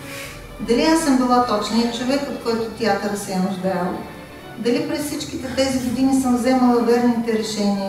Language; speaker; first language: Bulgarian; native; Bulgarian